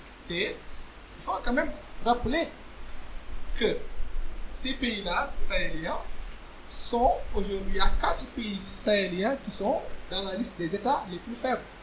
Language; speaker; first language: French; non-native, local second language; Wolof